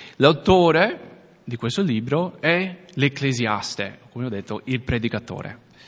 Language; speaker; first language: Italian; non-native, fluent; English